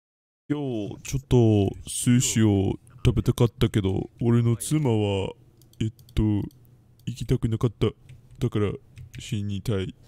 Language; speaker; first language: Japanese; non-native, learner; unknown